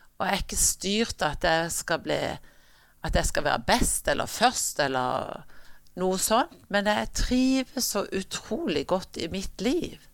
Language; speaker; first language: Norwegian; native; Norwegian